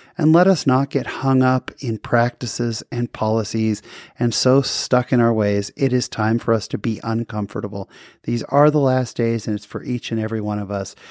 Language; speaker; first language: English; native; English